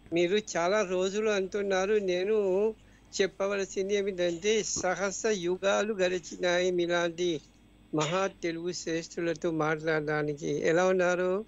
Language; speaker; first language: Telugu; non-native, fluent; Morisyen